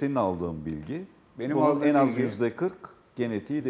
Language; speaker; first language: Turkish; native; Turkish